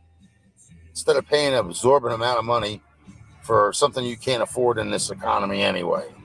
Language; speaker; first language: English; native; English